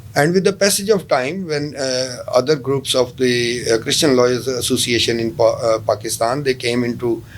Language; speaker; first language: English; non-native, local second language; Urdu